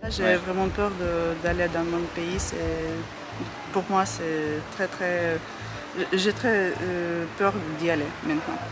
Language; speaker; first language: French; non-native, fluent; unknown